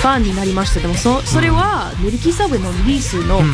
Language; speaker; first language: Japanese; non-native, learner; English